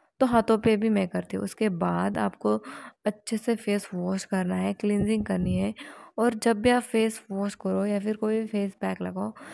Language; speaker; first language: Hindi; non-native, local second language; Marathi